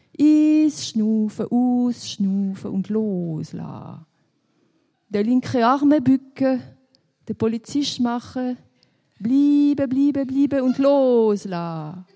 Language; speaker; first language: German; non-native, local second language; French